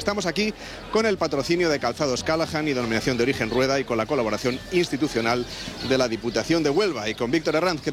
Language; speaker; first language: Spanish; native; Spanish